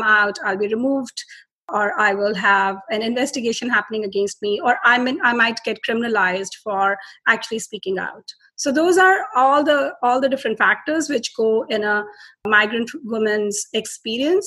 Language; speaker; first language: English; non-native, local second language; Hindi